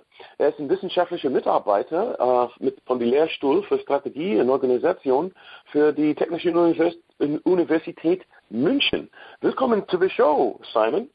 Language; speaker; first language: German; non-native, learner; English